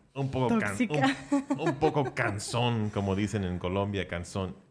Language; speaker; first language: Spanish; early bilingual, heritage; Spanish